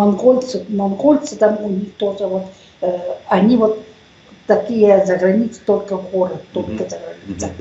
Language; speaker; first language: Russian; non-native, local second language; Tuvinian